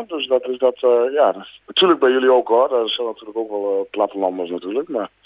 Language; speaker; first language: Dutch; native; Dutch